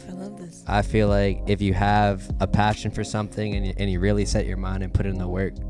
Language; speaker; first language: English; native; English